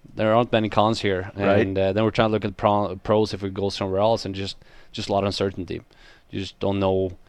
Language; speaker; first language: English; non-native, fluent; Swedish